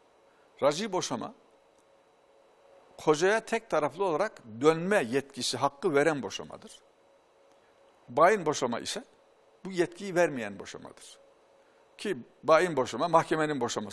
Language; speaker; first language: Turkish; native; Turkish